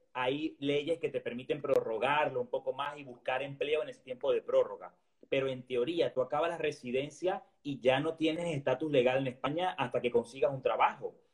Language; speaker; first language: Spanish; native; Spanish